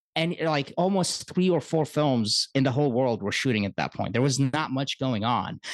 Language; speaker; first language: English; early bilingual, other home language; Arabic